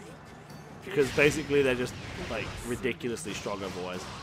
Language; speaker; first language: English; native; English